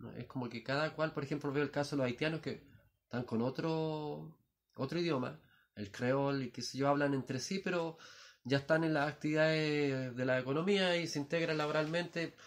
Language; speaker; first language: Spanish; native; Spanish